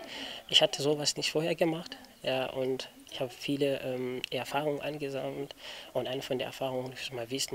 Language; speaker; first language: German; non-native, learner; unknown